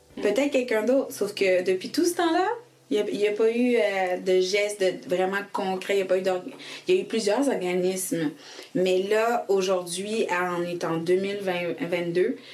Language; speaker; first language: French; early bilingual, other home language; Haitian Creole